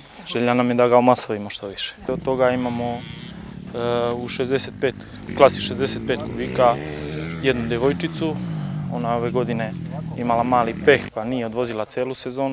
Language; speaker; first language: Serbian; native; Serbian